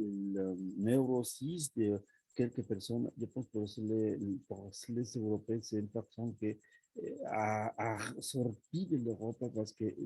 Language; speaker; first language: French; non-native, learner; Spanish